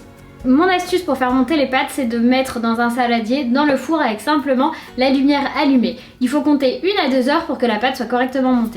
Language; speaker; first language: French; native; French